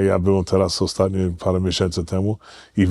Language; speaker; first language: Polish; early bilingual, heritage; Polish